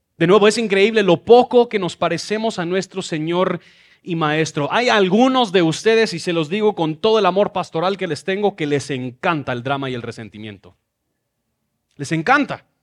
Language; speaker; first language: Spanish; non-native, fluent; English